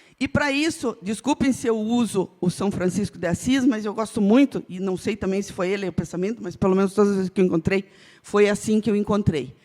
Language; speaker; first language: Portuguese; non-native, local second language; Ukrainian